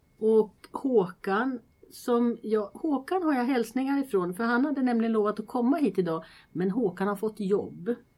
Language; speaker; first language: Swedish; native; Swedish